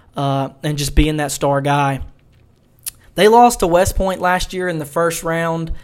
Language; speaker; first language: English; native; English